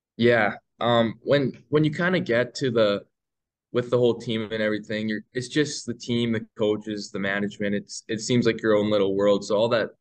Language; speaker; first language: English; native; English